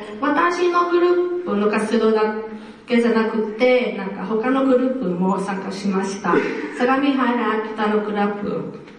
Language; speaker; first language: Japanese; non-native, fluent; Vietnamese